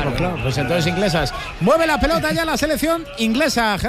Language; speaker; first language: Spanish; native; Spanish